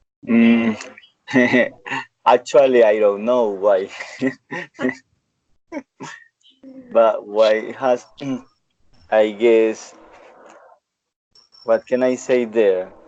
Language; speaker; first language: English; non-native, learner; Spanish